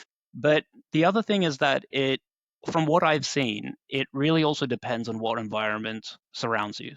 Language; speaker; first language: English; native; English